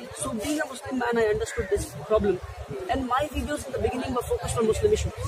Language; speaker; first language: English; non-native, local second language; Urdu